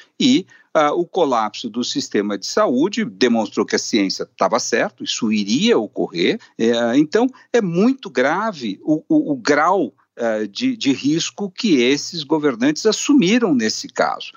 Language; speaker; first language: Portuguese; native; Portuguese